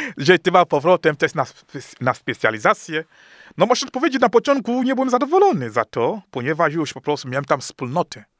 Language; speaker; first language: Polish; non-native, fluent; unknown